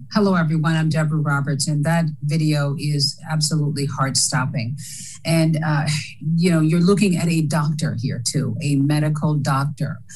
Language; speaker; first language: English; native; English